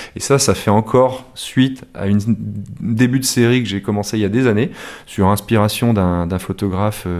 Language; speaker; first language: French; native; French